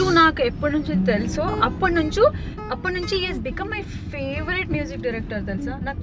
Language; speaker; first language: Telugu; native; Telugu